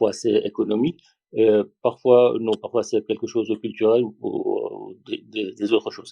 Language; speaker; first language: French; non-native, learner; Persian